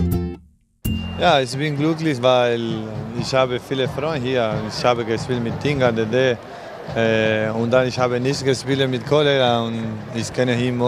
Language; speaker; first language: German; non-native, learner; Spanish